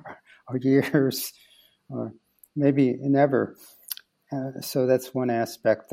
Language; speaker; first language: English; native; English